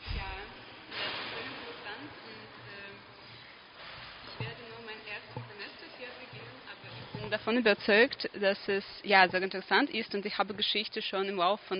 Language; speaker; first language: German; non-native, fluent; Russian